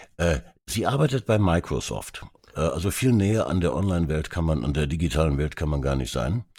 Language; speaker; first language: German; early bilingual, other home language; Hungarian